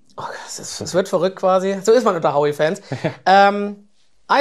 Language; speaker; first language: German; native; German